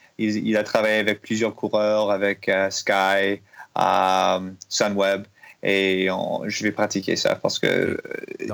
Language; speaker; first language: French; non-native, learner; English